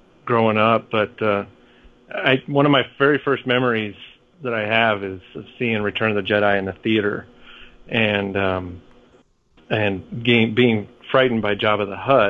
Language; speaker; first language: English; native; English